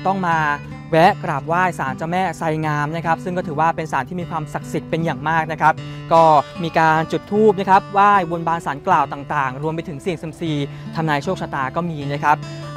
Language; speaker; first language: Thai; native; Thai